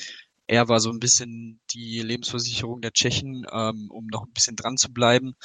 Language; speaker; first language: German; native; German